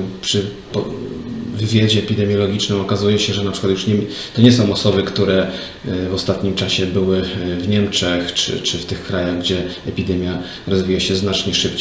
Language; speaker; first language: Polish; native; Polish